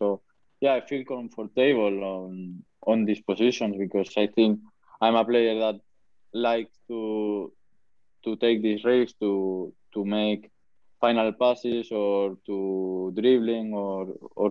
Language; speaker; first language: English; non-native, learner; Spanish